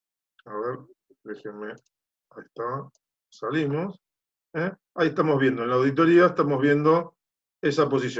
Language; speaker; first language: Spanish; native; Spanish